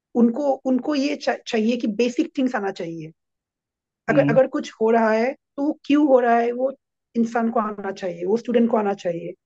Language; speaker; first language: Hindi; non-native, local second language; Assamese